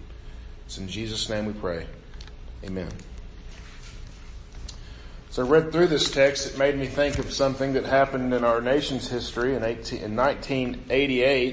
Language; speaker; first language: English; native; English